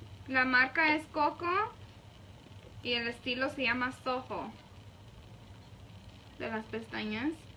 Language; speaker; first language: Spanish; early bilingual, heritage; Spanish